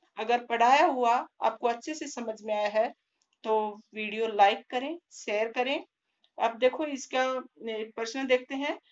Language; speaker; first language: Hindi; native; Hindi